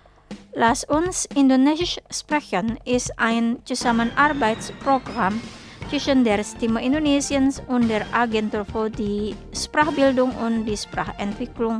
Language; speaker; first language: German; non-native, fluent; Indonesian